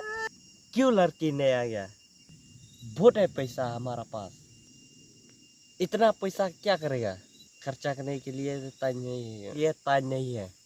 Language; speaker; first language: Hindi; non-native, local second language; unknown